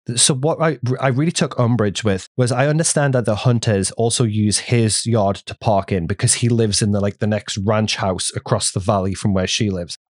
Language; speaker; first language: English; native; English